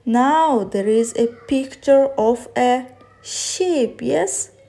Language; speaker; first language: English; non-native, fluent; Kazakh